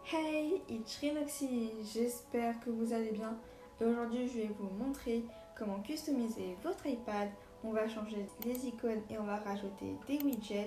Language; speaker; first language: French; native; French